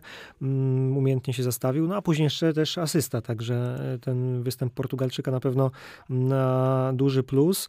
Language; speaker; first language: Polish; native; Polish